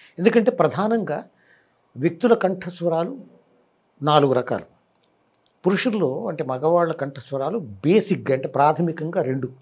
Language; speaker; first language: Telugu; native; Telugu